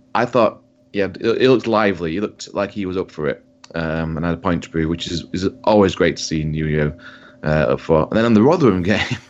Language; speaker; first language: English; native; English